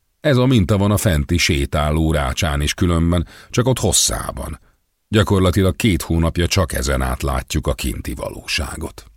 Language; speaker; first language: Hungarian; native; Hungarian